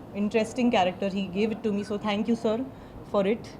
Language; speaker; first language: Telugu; non-native, learner; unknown